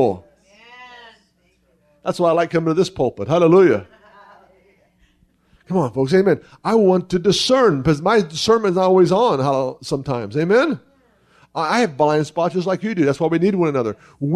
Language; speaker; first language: English; native; English